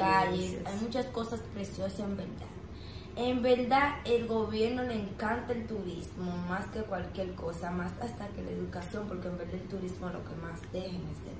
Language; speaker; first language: Spanish; native; Spanish